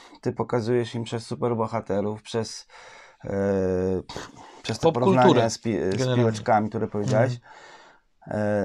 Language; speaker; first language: Polish; native; Polish